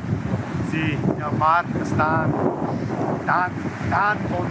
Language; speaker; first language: Spanish; non-native, learner; English